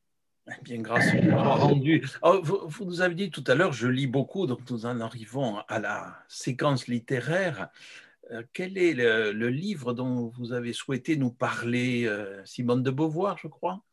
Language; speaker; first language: French; native; French